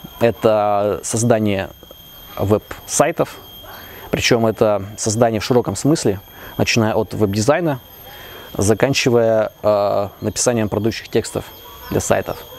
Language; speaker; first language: Russian; native; Russian